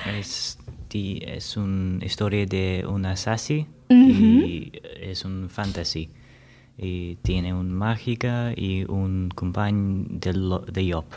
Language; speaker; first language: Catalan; non-native, learner; Spanish